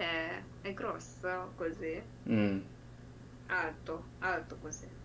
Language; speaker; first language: Italian; non-native, learner; Japanese